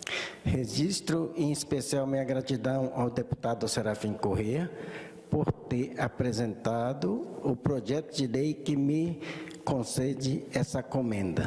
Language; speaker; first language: Portuguese; early bilingual, other home language; Japanese